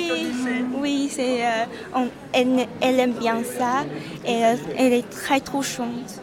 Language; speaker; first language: French; non-native, fluent; Chinese